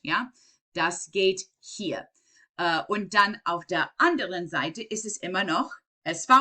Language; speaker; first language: German; non-native, fluent; English